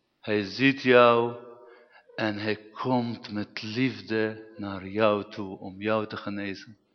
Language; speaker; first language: Dutch; non-native, fluent; Arabic